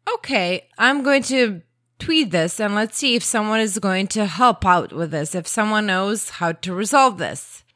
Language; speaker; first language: English; non-native, fluent; Croatian